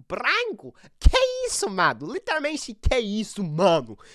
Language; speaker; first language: Portuguese; non-native, learner; English